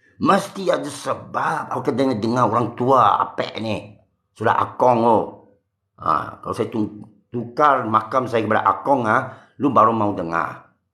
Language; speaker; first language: Malay; non-native, local second language; Min Nan Chinese